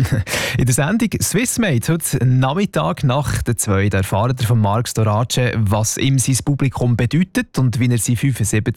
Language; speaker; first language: German; native; German